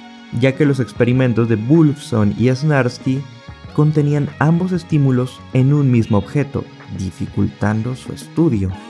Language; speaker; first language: Spanish; native; Spanish